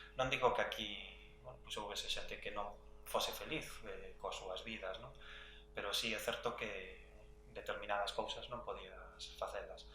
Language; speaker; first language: Galician; early bilingual, other home language; English